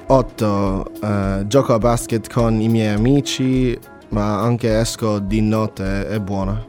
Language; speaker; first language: Italian; non-native, learner; English